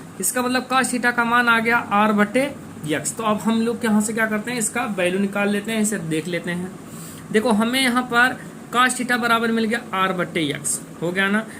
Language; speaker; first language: Hindi; native; Hindi